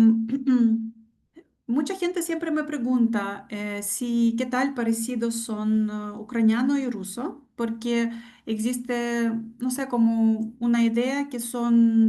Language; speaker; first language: Spanish; non-native, fluent; Ukrainian